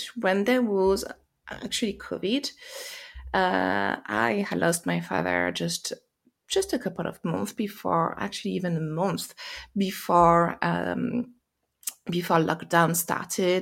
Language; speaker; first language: English; non-native, fluent; French